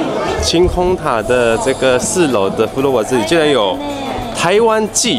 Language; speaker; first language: Chinese; native; Chinese